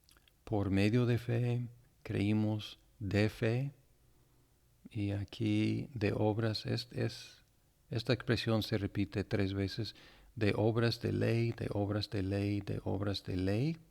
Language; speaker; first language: Spanish; non-native, fluent; English